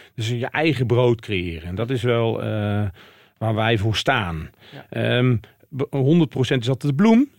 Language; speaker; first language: Dutch; native; Dutch